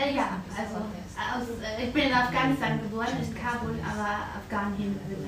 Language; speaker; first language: German; early bilingual, other home language; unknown